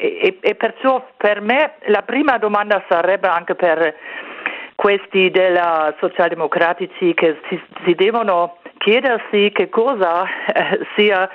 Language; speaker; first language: Italian; non-native, fluent; German